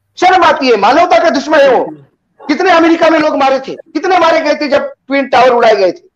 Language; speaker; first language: Hindi; non-native, local second language; Marathi